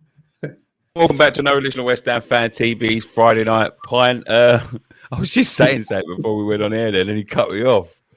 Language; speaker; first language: English; native; English